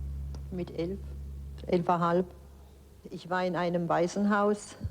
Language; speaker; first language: German; early bilingual, other home language; Polish